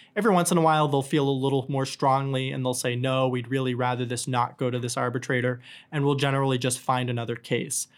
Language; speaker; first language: English; native; English